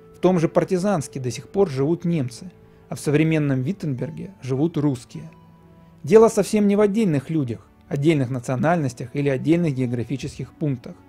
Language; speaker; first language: Russian; native; Russian